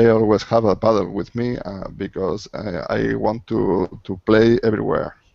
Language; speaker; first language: English; non-native, learner; Spanish